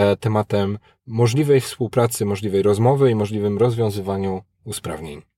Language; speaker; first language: Polish; native; Polish